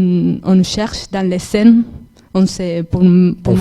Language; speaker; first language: French; non-native, fluent; Spanish